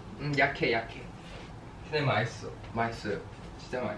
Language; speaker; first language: Korean; non-native, fluent; Thai